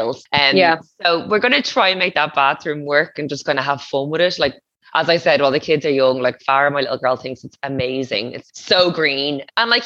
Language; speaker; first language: English; native; English